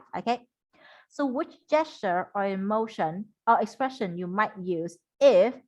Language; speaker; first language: English; non-native, fluent; Vietnamese